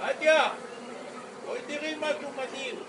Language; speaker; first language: Hebrew; native; Hebrew